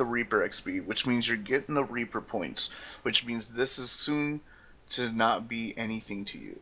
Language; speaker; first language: English; native; English